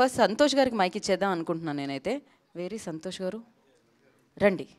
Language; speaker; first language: Telugu; native; Telugu